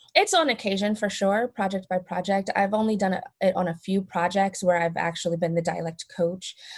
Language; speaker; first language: English; native; English